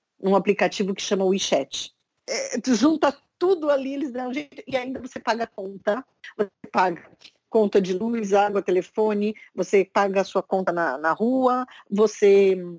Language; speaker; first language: Portuguese; native; Portuguese